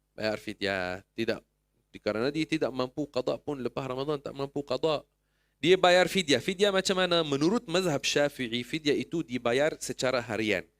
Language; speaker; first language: Malay; non-native, fluent; Arabic